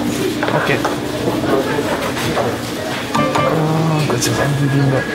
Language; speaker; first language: Korean; non-native, fluent; Indonesian